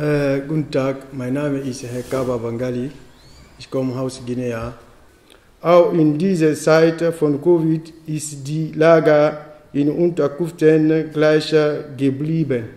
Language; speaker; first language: German; non-native, learner; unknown